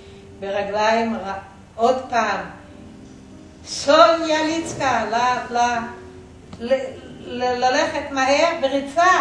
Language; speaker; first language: Hebrew; non-native, fluent; Yiddish